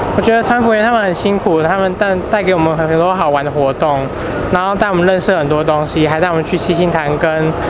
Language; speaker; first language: Chinese; native; Chinese